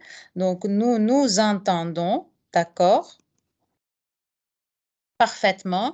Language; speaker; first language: French; non-native, fluent; Arabic